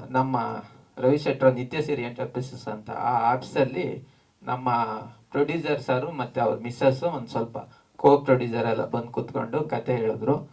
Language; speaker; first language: Kannada; native; Kannada